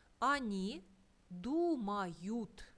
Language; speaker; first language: Russian; non-native, fluent; Turkish